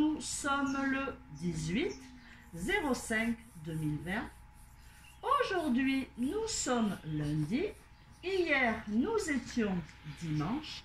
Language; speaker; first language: French; native; French